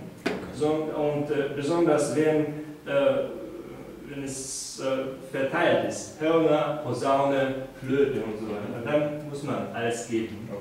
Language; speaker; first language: German; non-native, fluent; Japanese